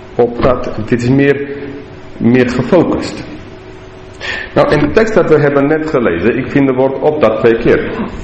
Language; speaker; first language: Dutch; non-native, learner; English